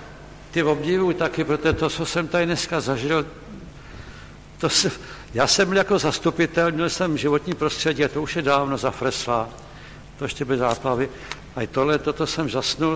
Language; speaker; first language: Czech; native; Czech